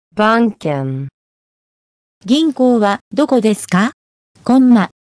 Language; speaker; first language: Japanese; native; Japanese